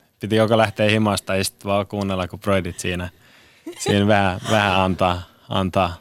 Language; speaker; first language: Finnish; non-native, fluent; Persian